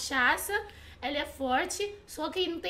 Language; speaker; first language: Portuguese; non-native, fluent; Chinese